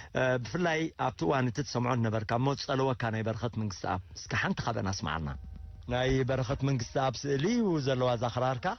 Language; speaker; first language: Tigrinya; native; Tigrinya